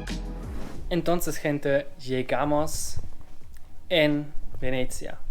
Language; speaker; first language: Spanish; non-native, learner; German